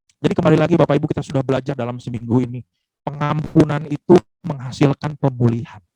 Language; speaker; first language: Indonesian; native; Indonesian